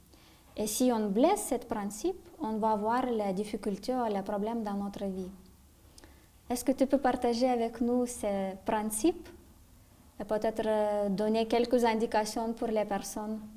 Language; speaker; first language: French; non-native, fluent; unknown